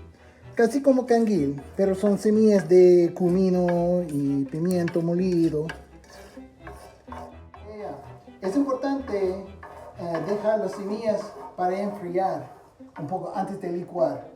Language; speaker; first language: Spanish; non-native, fluent; English